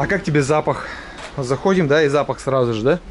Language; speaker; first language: Russian; native; Russian